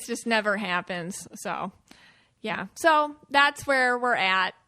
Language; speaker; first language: English; native; English